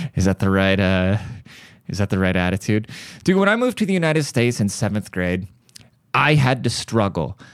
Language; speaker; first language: English; early bilingual, other home language; German